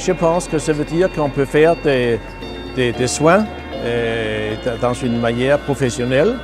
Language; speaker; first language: French; non-native, learner; Danish